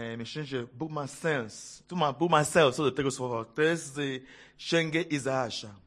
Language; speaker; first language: Polish; non-native, fluent; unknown